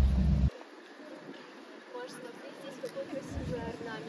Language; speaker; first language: Russian; native; Russian